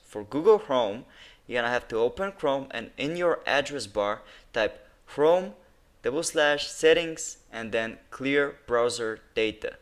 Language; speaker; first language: English; non-native, fluent; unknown